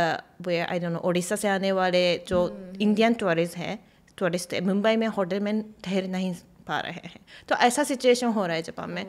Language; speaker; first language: Hindi; non-native, fluent; Japanese